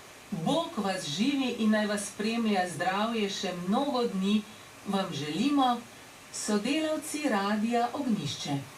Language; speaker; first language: Slovenian; native; Slovenian